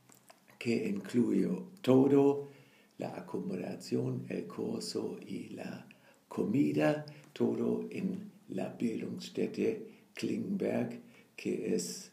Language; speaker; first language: Spanish; non-native, learner; German